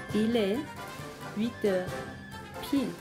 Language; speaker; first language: French; non-native, fluent; Spanish